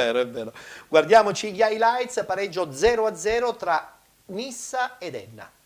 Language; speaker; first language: Italian; native; Italian